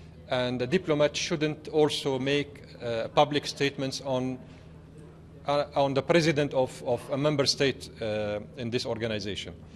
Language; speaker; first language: English; non-native, fluent; Arabic